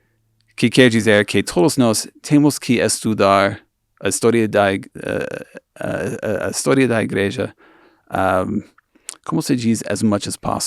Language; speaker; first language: Portuguese; non-native, fluent; English